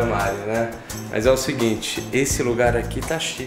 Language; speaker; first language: Portuguese; native; Portuguese